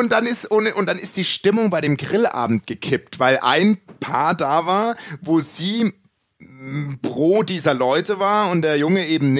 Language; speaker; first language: German; native; German